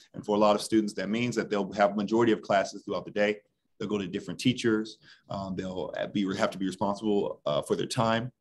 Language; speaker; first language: English; native; English